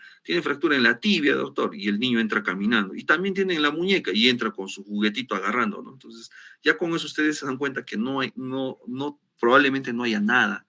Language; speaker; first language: Spanish; native; Spanish